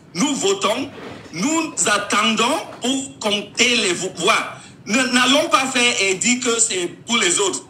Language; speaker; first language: French; non-native, local second language; English